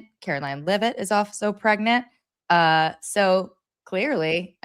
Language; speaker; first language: English; native; English